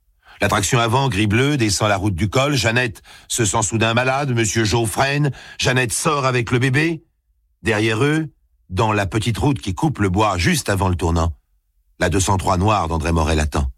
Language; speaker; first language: French; native; French